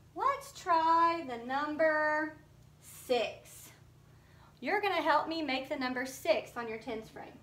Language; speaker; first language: English; native; English